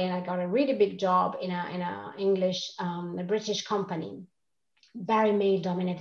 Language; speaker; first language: English; non-native, fluent; Italian